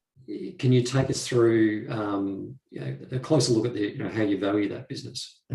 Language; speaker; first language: English; native; English